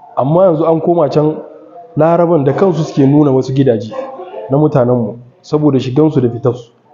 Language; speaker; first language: Hausa; early bilingual, heritage; Hausa